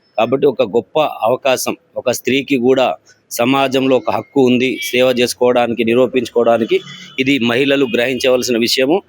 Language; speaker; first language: Telugu; non-native, local second language; Lambadi